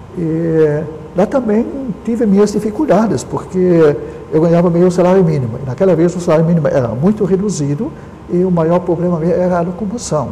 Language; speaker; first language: Portuguese; non-native, local second language; German